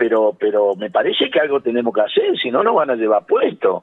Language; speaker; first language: Spanish; native; Spanish